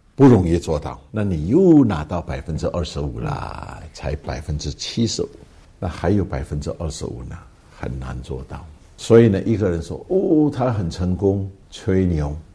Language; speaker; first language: Chinese; early bilingual, heritage; Hakka Chinese